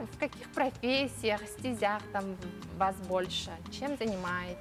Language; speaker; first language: Russian; native; Russian